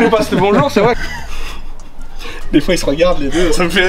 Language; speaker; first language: French; native; French